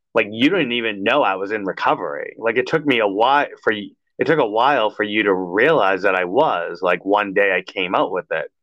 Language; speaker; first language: English; native; English